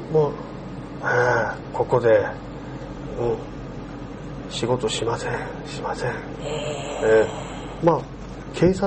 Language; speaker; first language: Japanese; non-native, learner; Korean